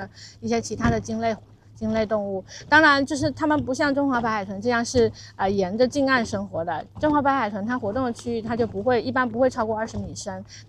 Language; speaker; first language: Chinese; native; Chinese